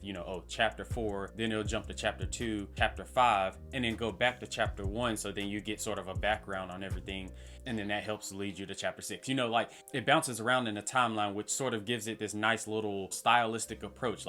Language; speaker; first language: English; native; English